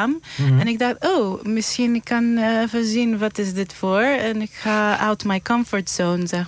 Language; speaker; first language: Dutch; non-native, learner; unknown